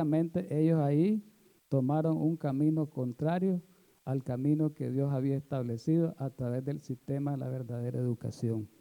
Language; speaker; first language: Spanish; native; Spanish